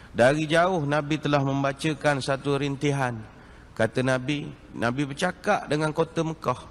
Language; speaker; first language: Malay; native; Malay